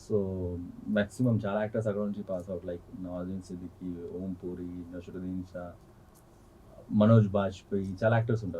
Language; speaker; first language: Telugu; non-native, local second language; Hindi